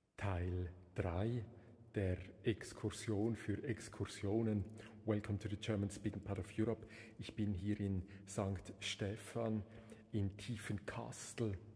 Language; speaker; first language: German; non-native, local second language; Romansh